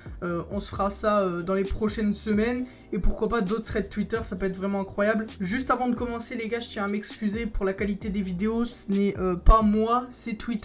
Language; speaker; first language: French; native; French